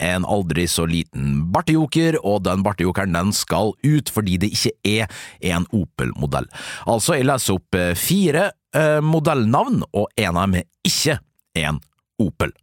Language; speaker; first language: Norwegian; native; Norwegian